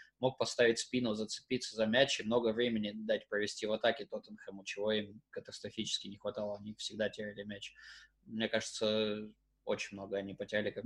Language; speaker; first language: Russian; native; Russian